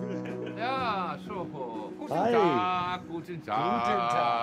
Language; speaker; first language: German; non-native, learner; Finnish